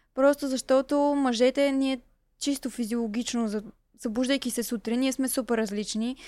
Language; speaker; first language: Bulgarian; native; Bulgarian